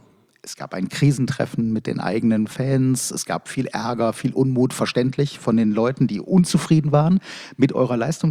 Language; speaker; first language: German; native; German